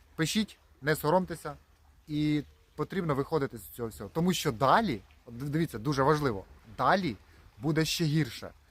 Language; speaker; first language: Ukrainian; non-native, local second language; Russian